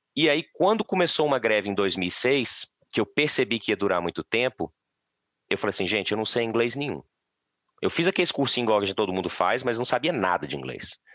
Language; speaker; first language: Portuguese; native; Portuguese